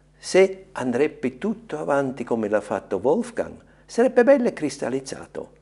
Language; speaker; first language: Italian; non-native, fluent; German